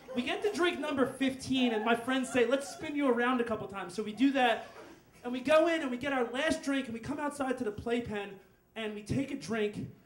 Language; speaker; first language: English; native; English